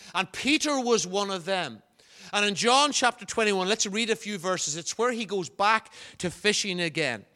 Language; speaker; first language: English; native; English